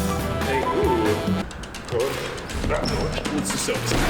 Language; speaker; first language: French; non-native, local second language; English